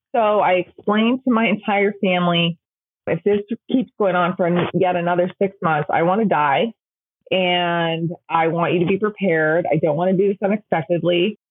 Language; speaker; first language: English; native; English